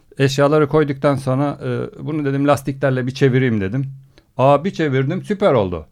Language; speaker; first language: Turkish; early bilingual, heritage; Turkish